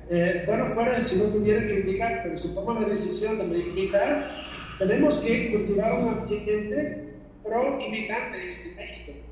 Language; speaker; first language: Spanish; non-native, fluent; English